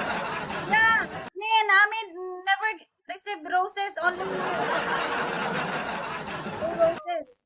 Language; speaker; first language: English; non-native, local second language; Filipino